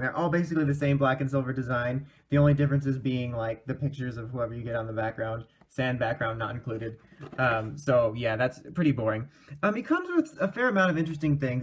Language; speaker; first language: English; native; English